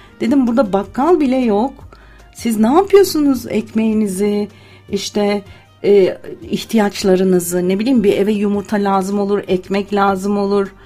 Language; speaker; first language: Turkish; native; Turkish